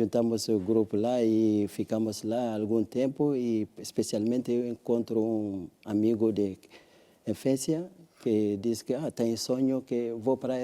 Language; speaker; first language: Portuguese; non-native, learner; French